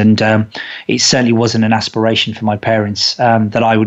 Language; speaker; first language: English; native; English